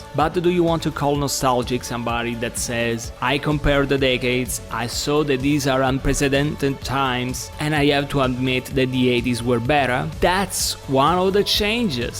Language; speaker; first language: English; non-native, fluent; Italian